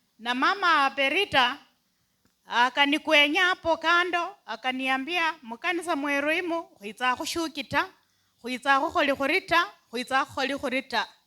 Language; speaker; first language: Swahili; non-native, local second language; Luyia